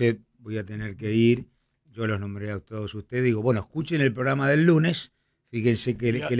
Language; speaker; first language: Spanish; native; Spanish